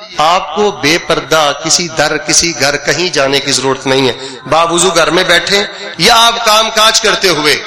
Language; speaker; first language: Urdu; non-native, local second language; Punjabi